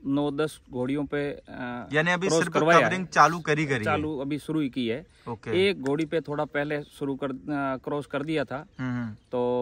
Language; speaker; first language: Hindi; native; Hindi